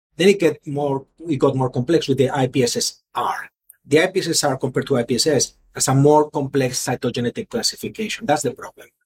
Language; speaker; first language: English; non-native, fluent; Spanish